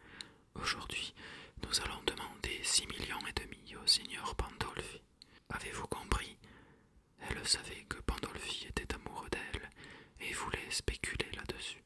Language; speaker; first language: French; native; French